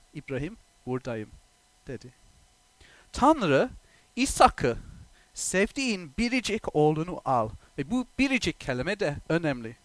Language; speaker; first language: Turkish; non-native, fluent; English